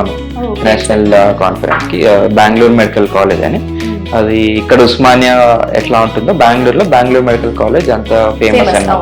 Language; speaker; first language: Telugu; native; Telugu